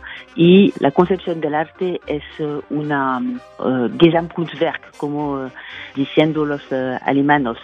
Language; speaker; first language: Spanish; non-native, fluent; French